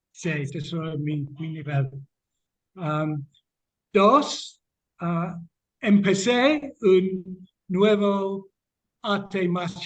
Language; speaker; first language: Spanish; non-native, learner; English